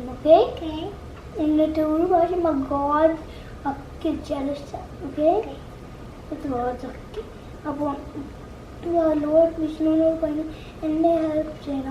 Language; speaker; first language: Malayalam; early bilingual, heritage; Malayalam